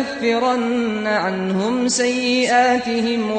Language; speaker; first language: Arabic; native; Arabic